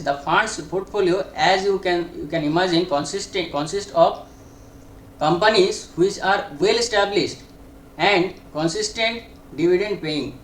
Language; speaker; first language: English; non-native, local second language; Bangla